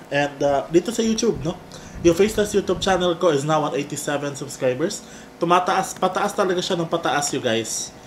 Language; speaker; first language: Filipino; non-native, local second language; Cebuano